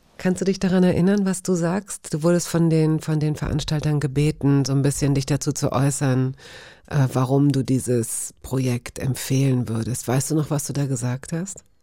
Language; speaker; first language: German; native; German